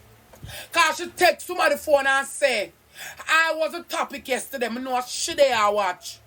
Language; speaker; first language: English; non-native, local second language; Jamaican Creole English